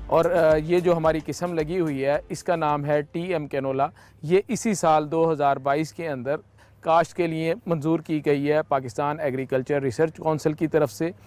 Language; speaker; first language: Urdu; native; Urdu